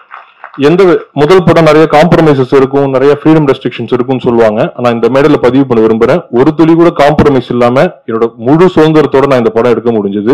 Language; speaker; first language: Tamil; native; Tamil